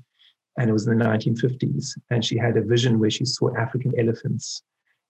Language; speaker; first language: English; native; English